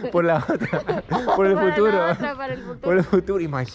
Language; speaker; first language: Spanish; non-native, learner; Greek